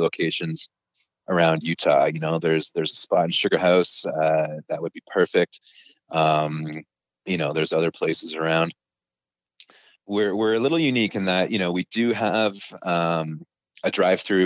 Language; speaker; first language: English; native; English